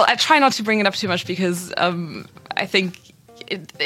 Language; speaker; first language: English; non-native, fluent; German